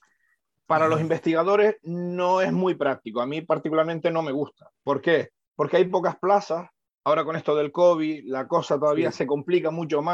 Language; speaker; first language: Spanish; native; Spanish